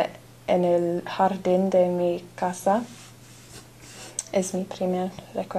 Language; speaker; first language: Spanish; non-native, learner; English